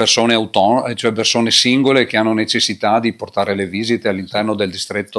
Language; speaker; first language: Italian; native; Italian